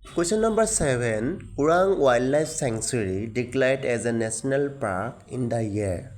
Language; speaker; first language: English; non-native, local second language; Assamese